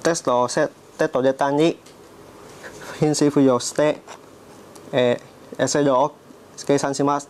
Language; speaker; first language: Japanese; non-native, learner; Vietnamese